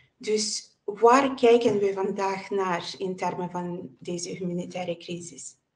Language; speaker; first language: Dutch; non-native, fluent; Ukrainian